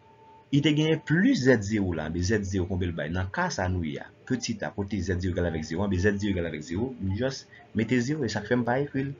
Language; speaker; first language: French; non-native, local second language; Haitian Creole